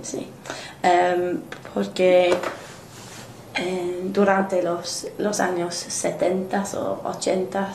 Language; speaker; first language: Spanish; non-native, learner; English